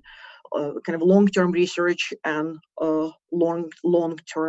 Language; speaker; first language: English; non-native, fluent; Russian